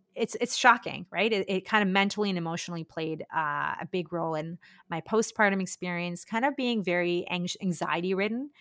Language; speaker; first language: English; early bilingual, other home language; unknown